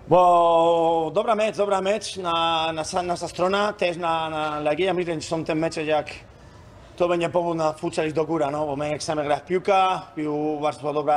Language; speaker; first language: Polish; non-native, learner; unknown